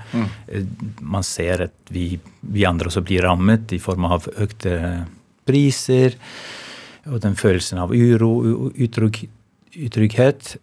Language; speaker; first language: Norwegian; non-native, fluent; Albanian